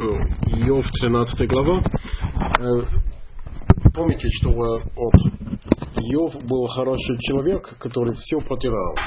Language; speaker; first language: Russian; non-native, fluent; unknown